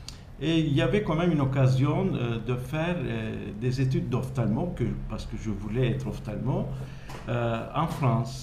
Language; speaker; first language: French; non-native, fluent; Turkish